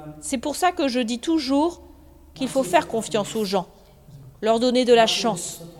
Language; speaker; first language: French; non-native, local second language; Arabic